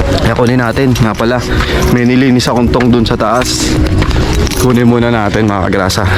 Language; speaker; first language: Filipino; native; Filipino